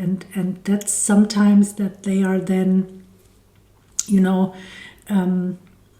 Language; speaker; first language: English; non-native, fluent; German